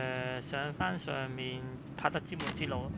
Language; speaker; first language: Chinese; native; Chinese